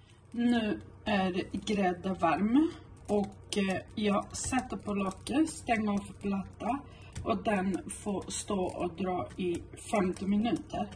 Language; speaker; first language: Swedish; non-native, fluent; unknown